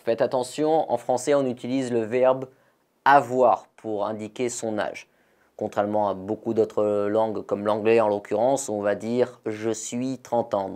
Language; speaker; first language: French; native; French